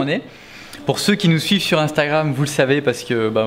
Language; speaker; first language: French; native; French